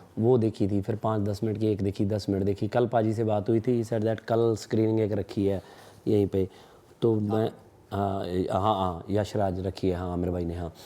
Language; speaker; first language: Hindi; non-native, local second language; Punjabi